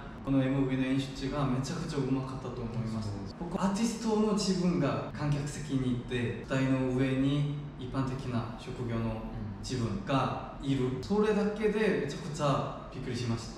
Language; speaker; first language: Japanese; non-native, fluent; Korean